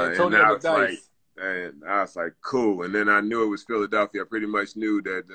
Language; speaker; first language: English; native; English